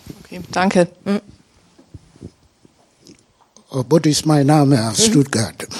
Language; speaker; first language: German; non-native, learner; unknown